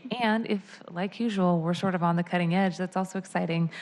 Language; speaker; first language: English; native; English